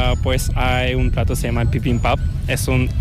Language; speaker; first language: Spanish; non-native, fluent; Korean